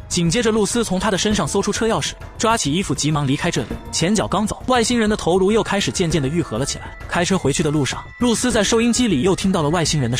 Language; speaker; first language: Chinese; native; Chinese